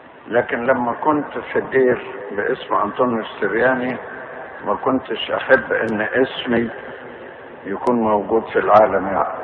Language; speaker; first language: Arabic; native; Arabic